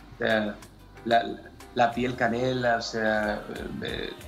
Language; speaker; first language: Spanish; early bilingual, heritage; Spanish